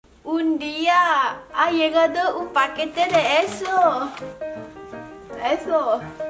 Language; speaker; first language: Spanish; non-native, learner; Korean